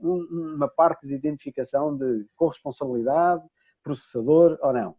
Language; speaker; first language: Portuguese; native; Portuguese